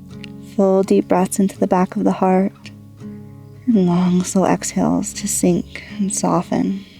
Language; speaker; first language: English; native; English